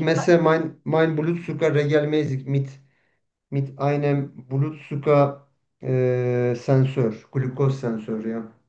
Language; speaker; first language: German; non-native, learner; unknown